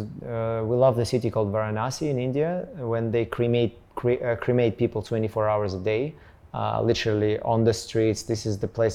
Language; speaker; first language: English; non-native, fluent; Russian